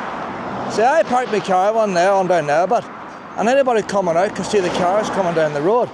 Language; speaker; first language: English; native; English